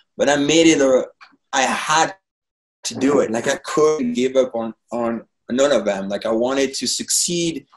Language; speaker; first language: English; non-native, fluent; French